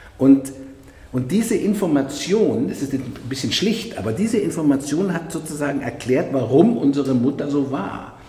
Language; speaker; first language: German; native; German